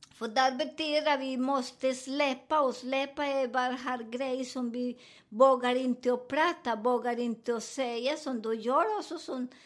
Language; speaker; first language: Swedish; non-native, fluent; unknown